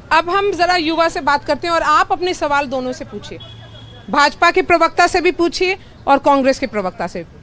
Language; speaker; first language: Hindi; native; Hindi